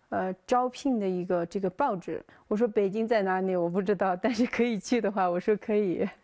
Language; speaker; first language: Chinese; non-native, local second language; Tibetan